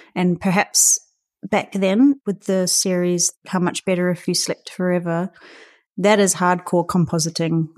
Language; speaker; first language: English; native; English